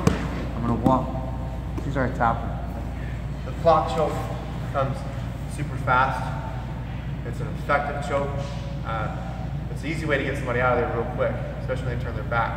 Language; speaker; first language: English; native; English